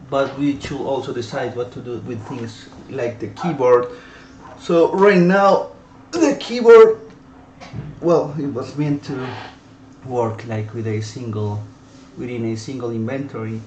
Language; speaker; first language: English; non-native, fluent; Spanish